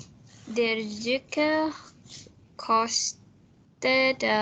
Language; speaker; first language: German; non-native, learner; Indonesian